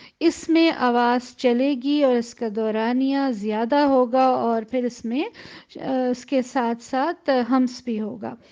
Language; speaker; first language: Urdu; native; Urdu